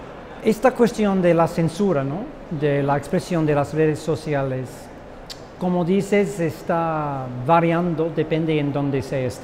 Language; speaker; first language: Spanish; non-native, fluent; English